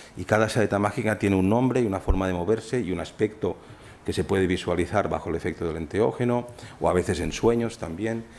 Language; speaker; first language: Spanish; non-native, local second language; Catalan